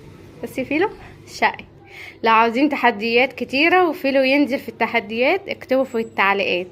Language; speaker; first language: Arabic; native; Arabic